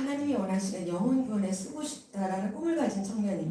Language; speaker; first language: Korean; native; Korean